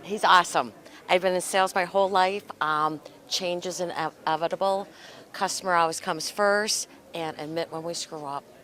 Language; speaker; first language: English; native; English